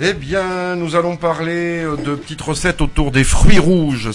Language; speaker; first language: French; native; French